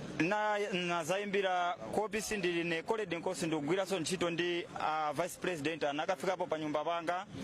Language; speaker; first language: Nyanja; non-native, local second language; Tumbuka